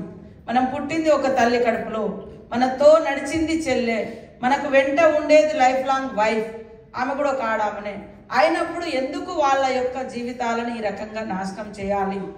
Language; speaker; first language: Telugu; native; Telugu